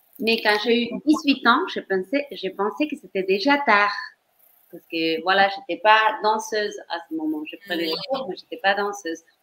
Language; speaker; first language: French; non-native, fluent; Spanish